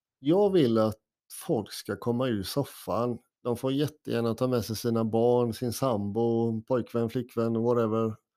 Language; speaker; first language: Swedish; native; Swedish